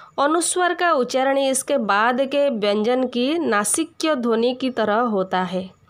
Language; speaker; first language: Hindi; non-native, local second language; Odia